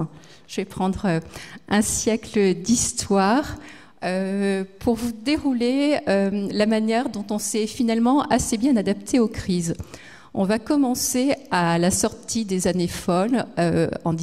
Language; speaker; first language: French; native; French